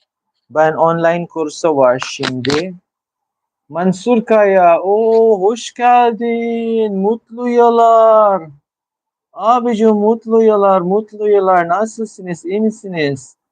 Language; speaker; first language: Turkish; non-native, learner; Filipino